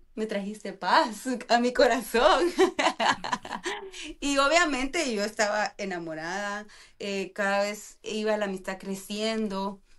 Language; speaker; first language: Spanish; native; Spanish